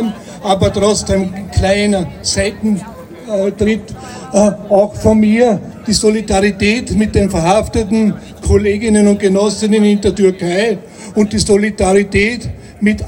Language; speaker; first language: German; native; German